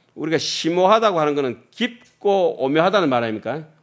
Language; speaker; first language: Korean; native; Korean